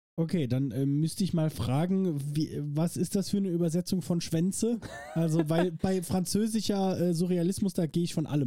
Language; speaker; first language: German; native; German